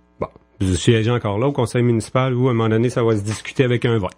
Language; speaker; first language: French; native; French